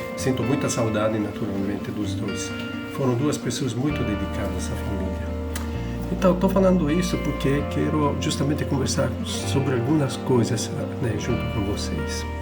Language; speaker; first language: Portuguese; non-native, fluent; Italian